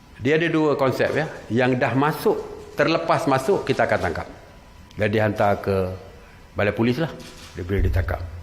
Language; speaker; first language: Malay; native; Malay